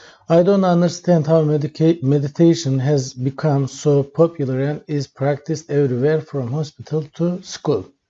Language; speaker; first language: English; non-native, fluent; Turkish